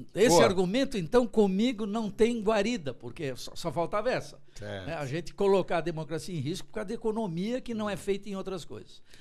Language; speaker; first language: Portuguese; non-native, local second language; German